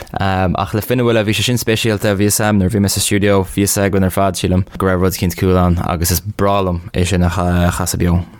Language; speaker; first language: Irish; non-native, local second language; English